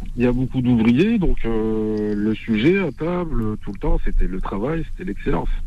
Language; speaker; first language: French; early bilingual, other home language; Arabic